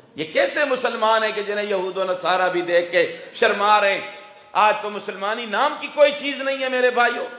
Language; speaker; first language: Urdu; non-native, local second language; Pashto